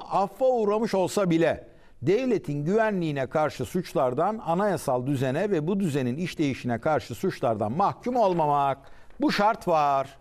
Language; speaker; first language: Turkish; native; Turkish